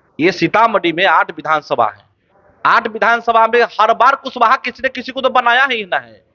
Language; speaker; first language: Hindi; native; Hindi